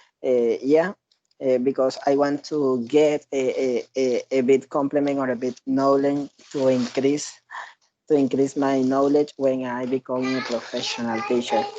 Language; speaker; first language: English; non-native, learner; Spanish